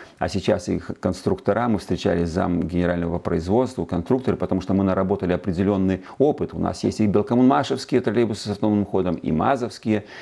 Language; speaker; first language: Russian; native; Russian